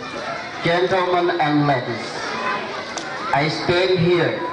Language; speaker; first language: English; non-native, learner; Indonesian